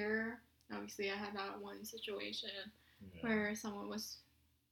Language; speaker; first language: English; non-native, local second language; Filipino